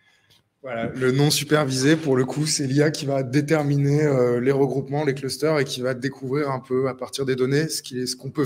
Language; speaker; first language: French; native; French